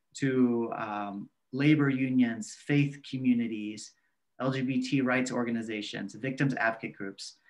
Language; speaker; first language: English; native; English